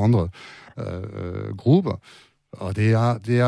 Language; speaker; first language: Danish; non-native, fluent; French